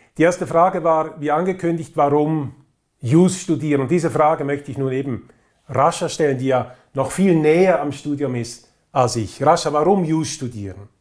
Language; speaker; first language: German; native; German